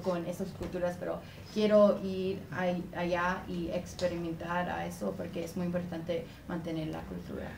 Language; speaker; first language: Spanish; early bilingual, other home language; English